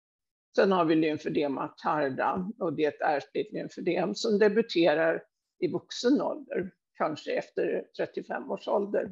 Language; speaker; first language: Swedish; native; Swedish